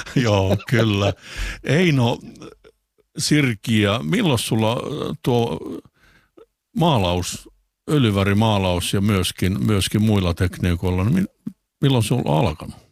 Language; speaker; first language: Finnish; native; Finnish